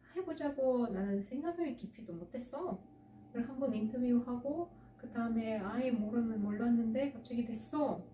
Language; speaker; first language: Korean; non-native, fluent; Russian